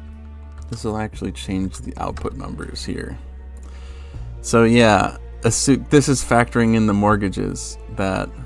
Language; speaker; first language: English; native; English